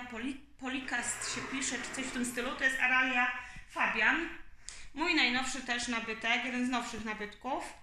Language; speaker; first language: Polish; native; Polish